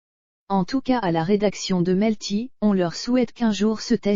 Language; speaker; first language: French; native; French